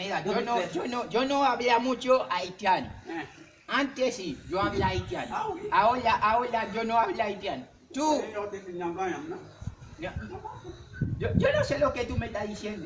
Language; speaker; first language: Spanish; non-native, learner; Haitian Creole